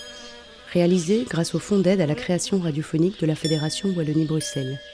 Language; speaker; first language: French; native; French